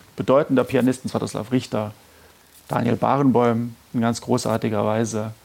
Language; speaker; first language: German; native; German